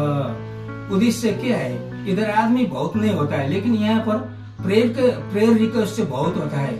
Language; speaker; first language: Hindi; non-native, local second language; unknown